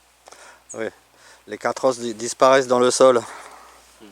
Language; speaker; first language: French; native; French